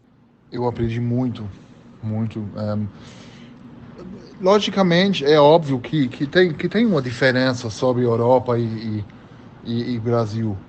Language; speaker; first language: Portuguese; early bilingual, heritage; German